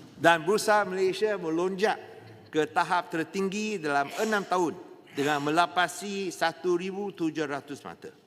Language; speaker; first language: Malay; non-native, local second language; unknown